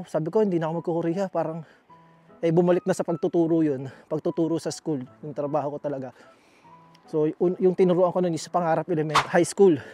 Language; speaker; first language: Filipino; native; Filipino